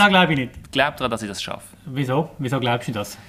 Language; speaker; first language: German; native; German